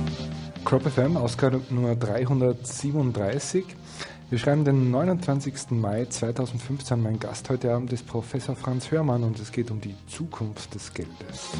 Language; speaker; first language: German; native; German